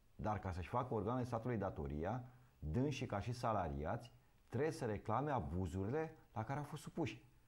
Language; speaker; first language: Romanian; native; Romanian